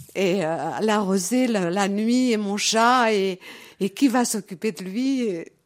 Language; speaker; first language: French; early bilingual, other home language; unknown